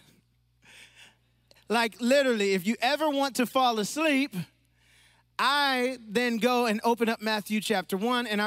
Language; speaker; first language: English; native; English